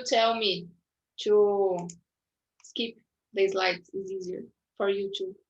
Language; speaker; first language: English; non-native, fluent; Portuguese